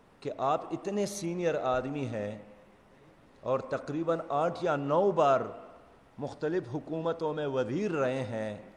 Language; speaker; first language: Urdu; non-native, local second language; Pashto